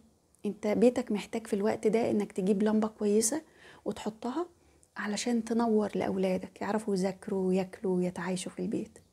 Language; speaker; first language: Arabic; native; Arabic